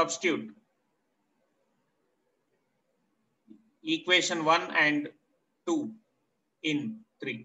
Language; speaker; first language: English; non-native, local second language; Telugu